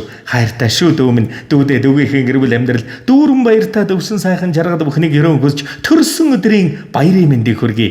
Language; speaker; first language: Mongolian; native; Mongolian